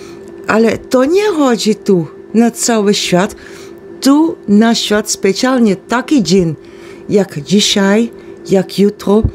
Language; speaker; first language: Polish; non-native, learner; Dutch